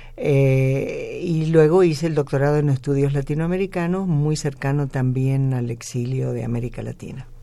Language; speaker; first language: Spanish; native; Spanish